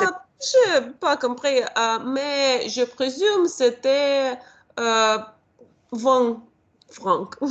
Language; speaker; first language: French; non-native, learner; Russian